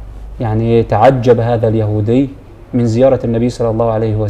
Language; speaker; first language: Arabic; native; Arabic